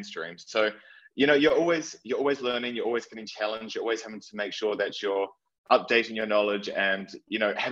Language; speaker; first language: English; native; English